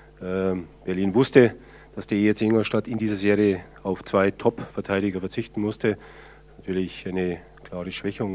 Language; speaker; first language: German; native; German